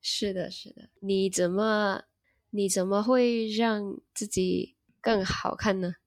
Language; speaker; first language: Chinese; non-native, learner; Indonesian